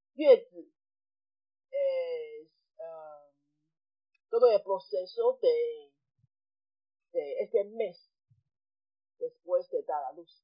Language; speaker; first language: Spanish; non-native, fluent; Chinese